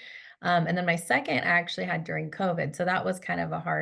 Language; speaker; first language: English; native; English